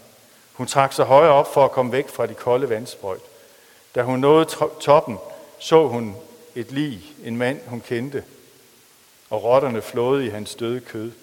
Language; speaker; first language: Danish; native; Danish